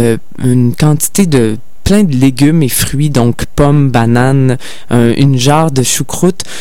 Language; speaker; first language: French; native; French